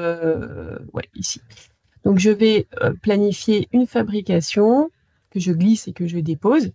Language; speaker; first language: French; native; French